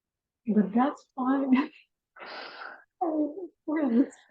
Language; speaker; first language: English; non-native, fluent; Russian